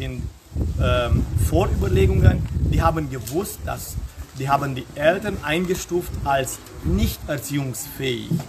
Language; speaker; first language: German; non-native, fluent; Romanian